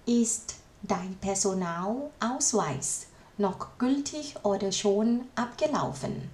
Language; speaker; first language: German; non-native, learner; Thai